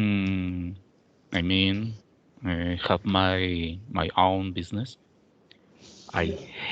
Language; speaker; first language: English; non-native, learner; Spanish